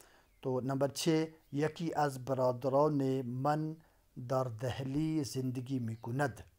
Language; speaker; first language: Persian; non-native, local second language; Urdu